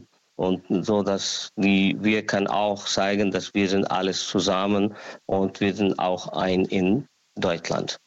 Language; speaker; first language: German; non-native, learner; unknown